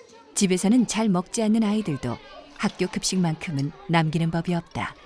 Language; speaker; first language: Korean; native; Korean